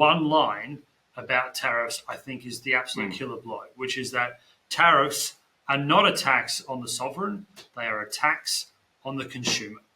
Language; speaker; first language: English; native; English